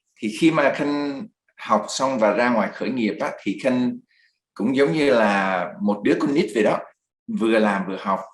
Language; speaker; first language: Vietnamese; early bilingual, other home language; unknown